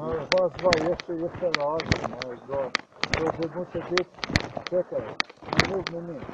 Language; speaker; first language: Polish; non-native, learner; Slovenian